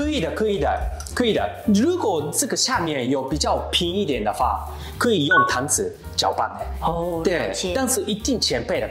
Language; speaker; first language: Chinese; non-native, learner; Japanese